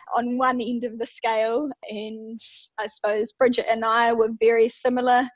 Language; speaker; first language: English; native; English